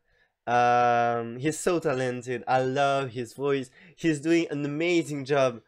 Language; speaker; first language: English; non-native, fluent; French